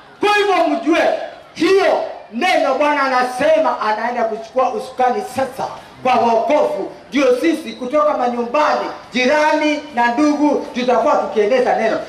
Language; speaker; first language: Swahili; non-native, local second language; Kamba